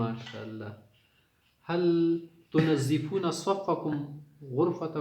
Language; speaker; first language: Arabic; non-native, fluent; Urdu